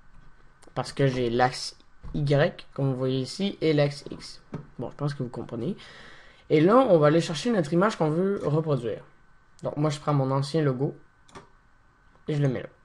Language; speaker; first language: French; native; French